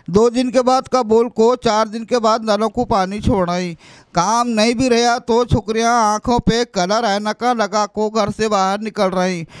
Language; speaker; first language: Hindi; non-native, local second language; Urdu